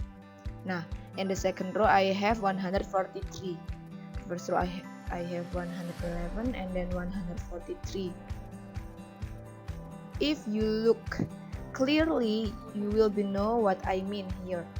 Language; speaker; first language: English; non-native, learner; Indonesian